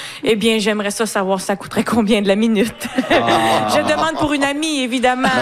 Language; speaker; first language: French; native; French